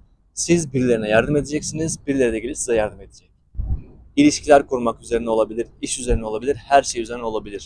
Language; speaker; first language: Turkish; native; Turkish